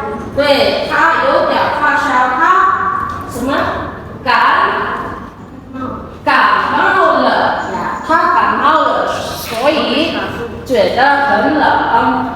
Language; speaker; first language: Chinese; non-native, fluent; Indonesian